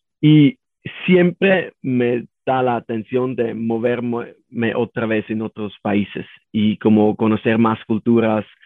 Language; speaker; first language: Spanish; non-native, learner; German